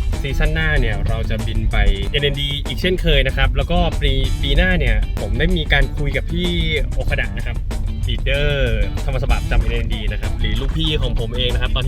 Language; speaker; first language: Thai; native; Thai